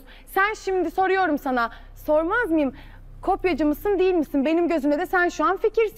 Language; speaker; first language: Turkish; native; Turkish